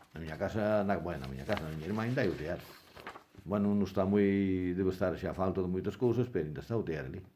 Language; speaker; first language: Galician; native; Galician